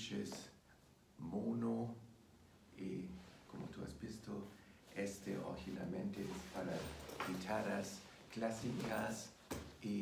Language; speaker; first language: Spanish; non-native, fluent; German